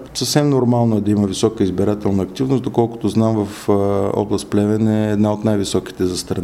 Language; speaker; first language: Bulgarian; native; Bulgarian